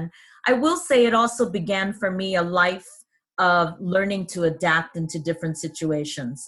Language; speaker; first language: English; native; English